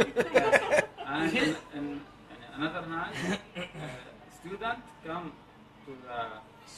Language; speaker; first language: English; non-native, learner; Arabic